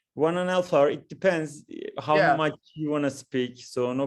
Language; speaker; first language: English; non-native, learner; Turkish